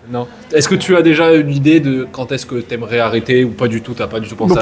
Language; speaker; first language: French; native; French